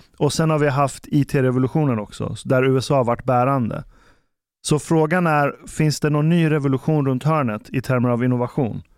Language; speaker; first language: Swedish; early bilingual, other home language; Persian